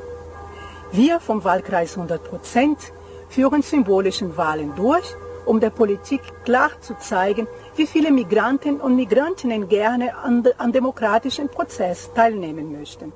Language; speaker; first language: German; non-native, fluent; Portuguese